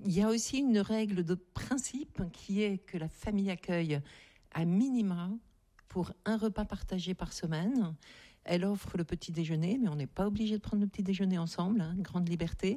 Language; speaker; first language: French; native; French